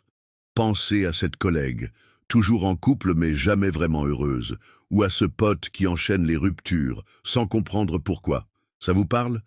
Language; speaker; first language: French; native; French